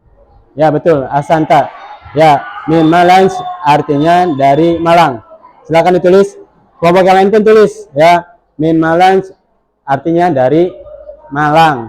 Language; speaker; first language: Indonesian; native; Indonesian